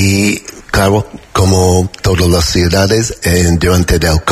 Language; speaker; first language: Spanish; non-native, learner; English